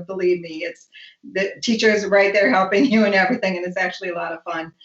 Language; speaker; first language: English; native; English